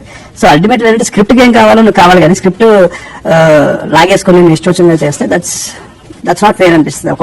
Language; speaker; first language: Telugu; native; Telugu